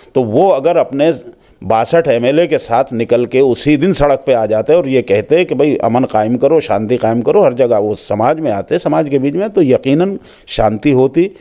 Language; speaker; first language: Hindi; native; Hindi